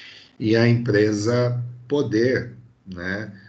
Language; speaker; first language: Portuguese; native; Portuguese